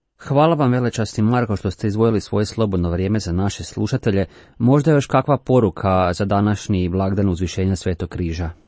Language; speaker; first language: Croatian; native; Croatian